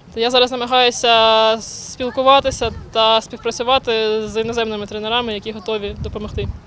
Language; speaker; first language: Ukrainian; native; Ukrainian